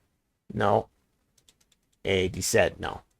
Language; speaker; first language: French; non-native, learner; English